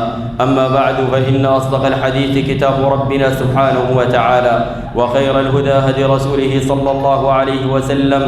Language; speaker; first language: Arabic; native; Arabic